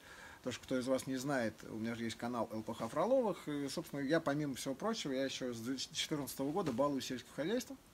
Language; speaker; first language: Russian; native; Russian